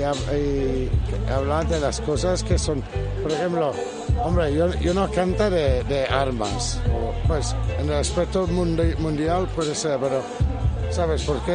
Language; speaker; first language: Spanish; non-native, fluent; English